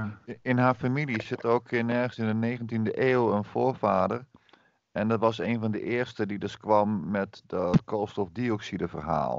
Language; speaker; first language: Dutch; native; Dutch